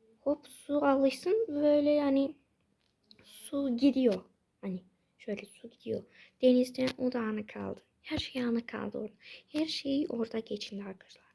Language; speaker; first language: Turkish; early bilingual, heritage; Turkish